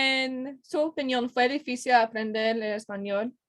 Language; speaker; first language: Spanish; non-native, learner; English